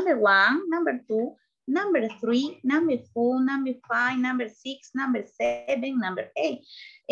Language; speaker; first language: English; non-native, learner; Spanish